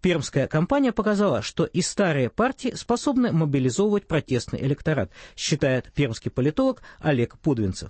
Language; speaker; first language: Russian; native; Russian